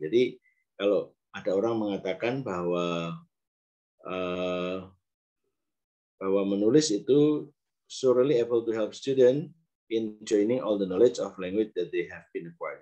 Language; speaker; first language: English; non-native, fluent; Indonesian